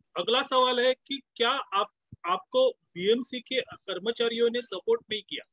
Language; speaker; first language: Hindi; non-native, local second language; Marathi